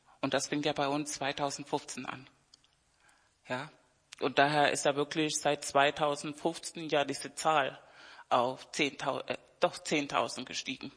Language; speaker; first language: German; non-native, fluent; Spanish